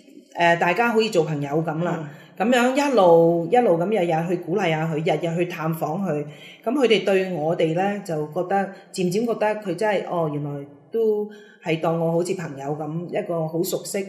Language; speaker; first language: Cantonese; native; Cantonese